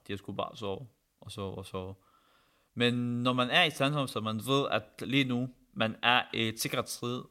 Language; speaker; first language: Danish; non-native, fluent; Arabic